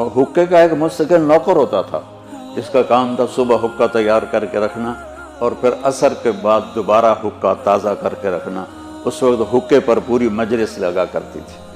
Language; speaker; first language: Urdu; non-native, local second language; Punjabi